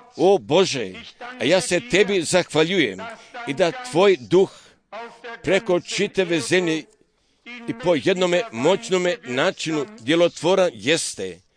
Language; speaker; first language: Croatian; early bilingual, heritage; Serbian